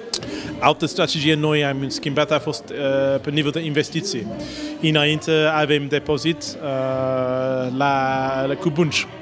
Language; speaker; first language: Romanian; non-native, learner; English